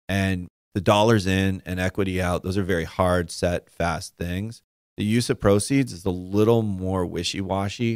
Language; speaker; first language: English; native; English